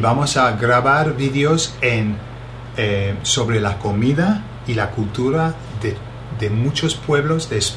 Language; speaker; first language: Spanish; non-native, fluent; English